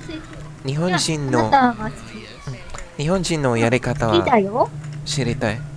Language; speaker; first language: Japanese; non-native, learner; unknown